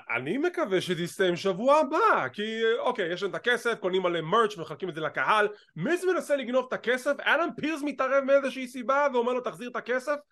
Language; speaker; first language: Hebrew; native; Hebrew